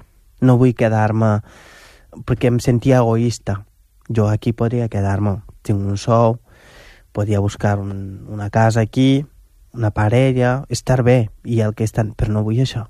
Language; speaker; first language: Catalan; non-native, fluent; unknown